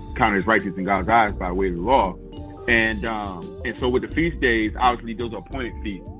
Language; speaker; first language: English; native; English